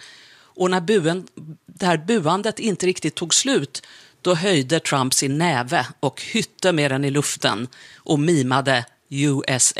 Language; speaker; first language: Swedish; native; Swedish